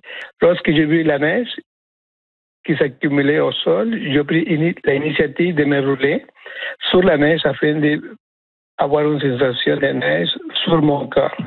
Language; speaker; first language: French; non-native, fluent; Spanish